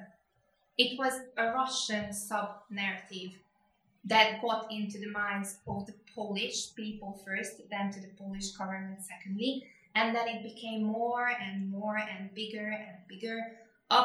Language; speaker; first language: English; non-native, fluent; Hungarian